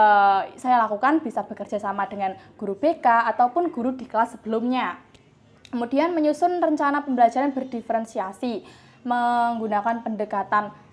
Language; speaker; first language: Indonesian; native; Indonesian